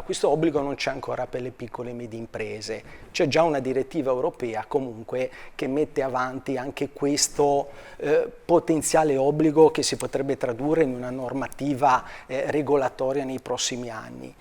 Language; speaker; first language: Italian; native; Italian